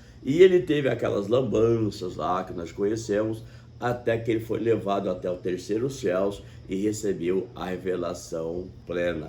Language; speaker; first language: Portuguese; native; Portuguese